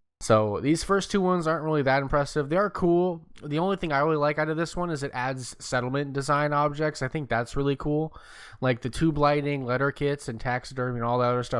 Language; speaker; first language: English; native; English